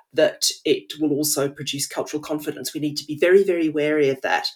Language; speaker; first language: English; native; English